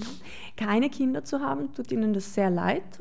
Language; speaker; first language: German; native; German